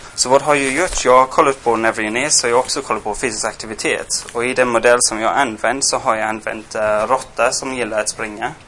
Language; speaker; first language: Swedish; non-native, fluent; English